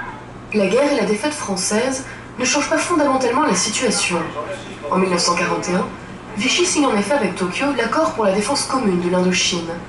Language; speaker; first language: French; native; French